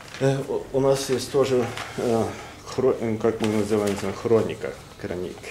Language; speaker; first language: Russian; non-native, fluent; Norwegian